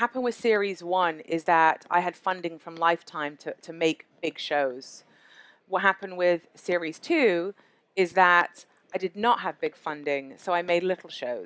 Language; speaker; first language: English; native; English